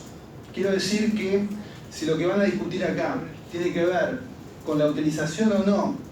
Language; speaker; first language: Spanish; native; Spanish